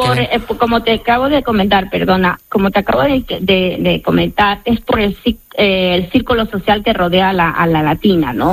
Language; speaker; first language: Spanish; native; Spanish